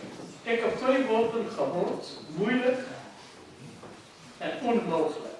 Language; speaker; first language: Dutch; non-native, fluent; Urdu